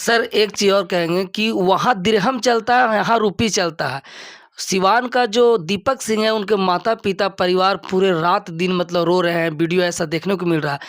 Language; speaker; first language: Hindi; native; Hindi